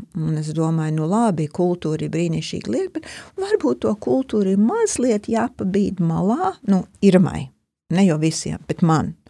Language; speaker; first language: Latvian; early bilingual, heritage; Latvian